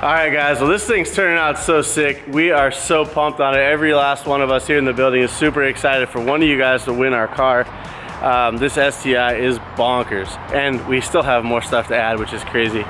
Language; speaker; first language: English; native; English